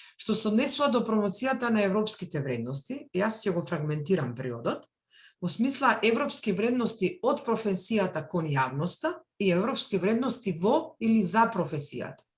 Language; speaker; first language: Macedonian; non-native, local second language; Albanian